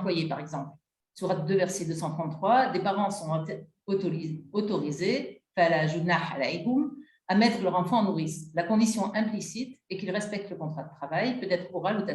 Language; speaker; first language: French; native; French